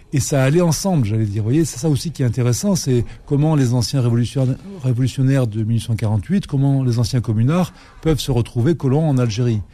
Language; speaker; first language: French; native; French